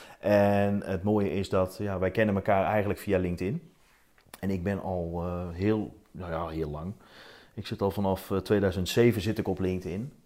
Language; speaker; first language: Dutch; native; Dutch